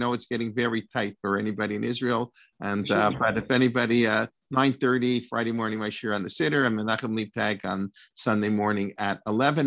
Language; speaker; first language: English; native; English